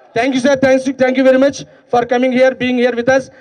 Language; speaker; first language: Telugu; native; Telugu